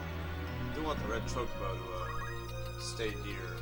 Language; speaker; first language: English; native; English